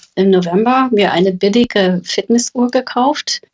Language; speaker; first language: German; non-native, fluent; English